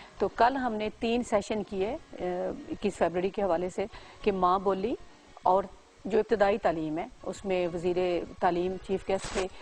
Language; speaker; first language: Urdu; non-native, local second language; Punjabi